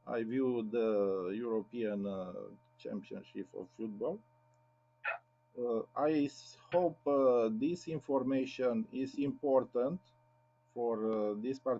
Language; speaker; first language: English; non-native, learner; Romanian